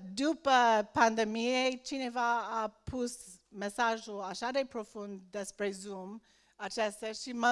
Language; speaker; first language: Romanian; non-native, learner; English